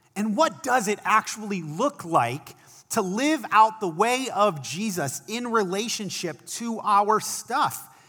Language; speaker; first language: English; native; English